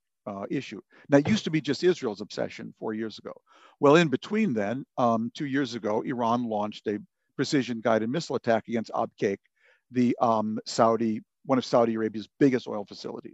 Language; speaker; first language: English; native; English